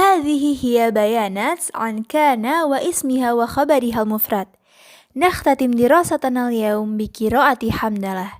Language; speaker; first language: Arabic; non-native, fluent; Indonesian